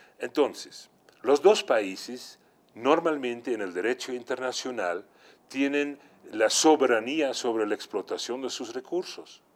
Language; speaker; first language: Spanish; non-native, fluent; Dutch